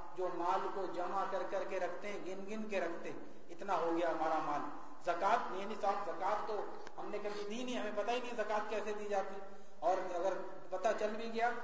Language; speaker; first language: Urdu; native; Urdu